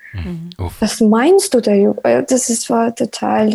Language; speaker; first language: German; non-native, learner; Ukrainian